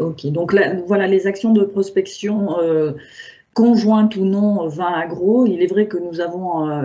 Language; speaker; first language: French; native; French